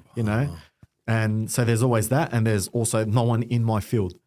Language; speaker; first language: English; native; English